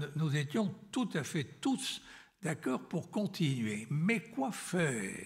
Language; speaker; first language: French; native; French